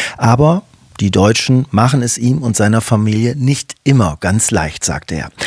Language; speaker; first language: German; native; German